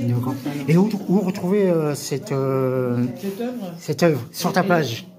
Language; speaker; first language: French; native; French